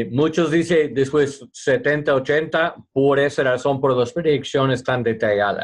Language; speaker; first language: Spanish; non-native, learner; English